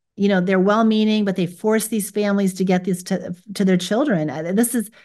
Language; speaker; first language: English; native; English